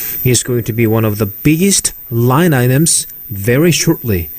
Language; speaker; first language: English; non-native, fluent; Korean